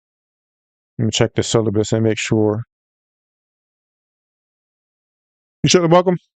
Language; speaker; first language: English; native; English